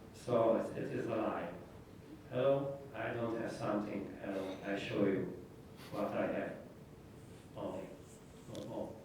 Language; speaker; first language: English; non-native, learner; Hungarian